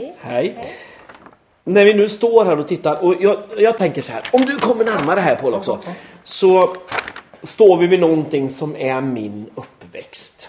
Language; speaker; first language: Swedish; native; Swedish